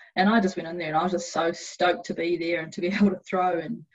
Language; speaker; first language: English; native; English